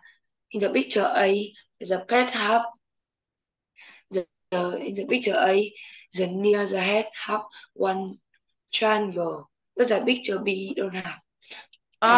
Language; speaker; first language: English; non-native, learner; Vietnamese